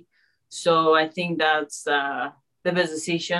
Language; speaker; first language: English; early bilingual, other home language; Spanish